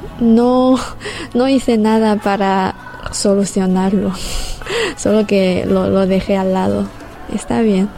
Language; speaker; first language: Spanish; non-native, fluent; Chinese